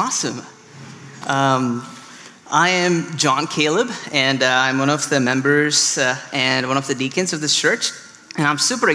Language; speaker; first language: English; non-native, local second language; Tamil